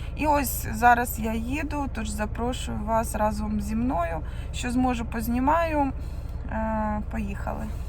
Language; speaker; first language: Ukrainian; non-native, local second language; Russian